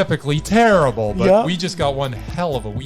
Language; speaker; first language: English; native; English